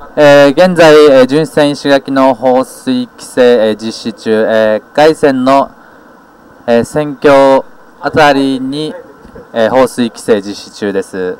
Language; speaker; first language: Japanese; native; Japanese